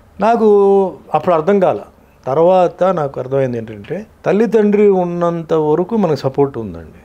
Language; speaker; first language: Telugu; non-native, fluent; Tulu